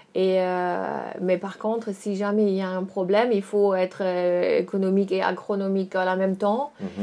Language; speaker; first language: French; non-native, fluent; German